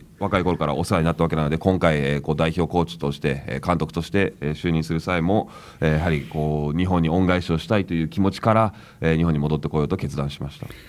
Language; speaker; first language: Japanese; native; Japanese